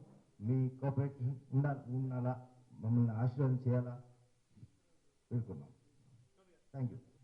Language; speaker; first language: Telugu; non-native, learner; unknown